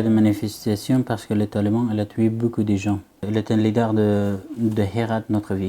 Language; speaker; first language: French; non-native, fluent; Persian